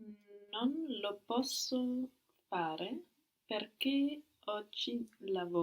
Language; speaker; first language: Italian; non-native, learner; English